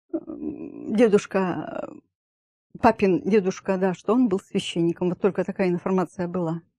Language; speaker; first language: Russian; native; Russian